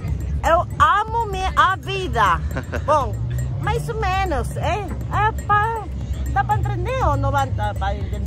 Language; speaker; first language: Portuguese; non-native, learner; Spanish